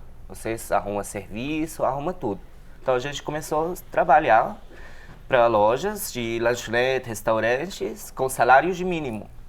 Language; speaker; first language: Portuguese; non-native, learner; Arabic